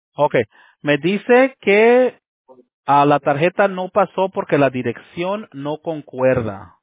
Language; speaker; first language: Spanish; early bilingual, heritage; Spanish